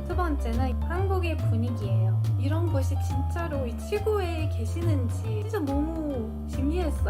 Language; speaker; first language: Korean; non-native, fluent; Turkish